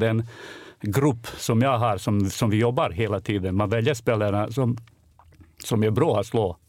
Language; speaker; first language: Swedish; non-native, fluent; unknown